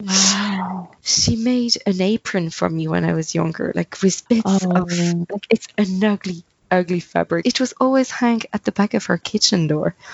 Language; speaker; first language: English; non-native, fluent; French